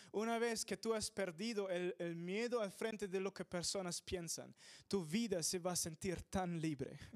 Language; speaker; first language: Spanish; non-native, fluent; English